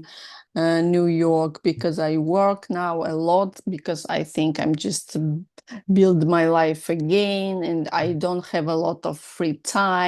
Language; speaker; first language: English; non-native, learner; Russian